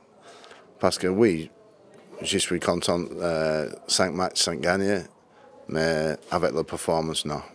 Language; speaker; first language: French; non-native, learner; English